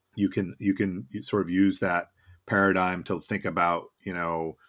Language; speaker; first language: English; native; English